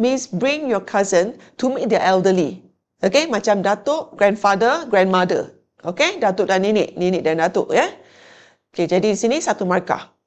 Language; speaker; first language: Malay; non-native, local second language; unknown